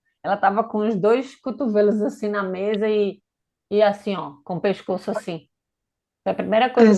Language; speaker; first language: Portuguese; native; Portuguese